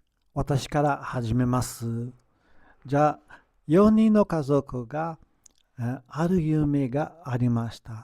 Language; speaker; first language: Japanese; non-native, fluent; Portuguese